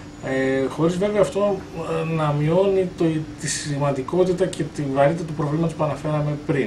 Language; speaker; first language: Greek; native; Greek